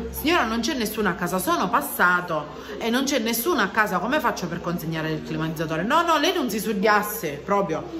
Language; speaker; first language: Italian; early bilingual, other home language; English